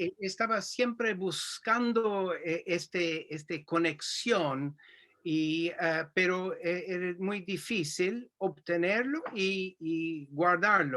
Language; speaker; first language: Spanish; non-native, fluent; English